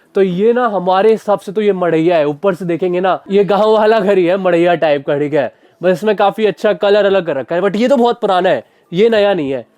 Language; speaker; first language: Hindi; native; Hindi